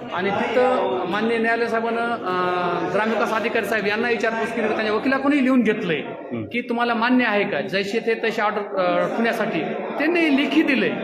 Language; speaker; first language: Marathi; native; Marathi